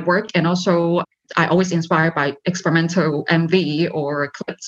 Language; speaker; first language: English; non-native, local second language; Cantonese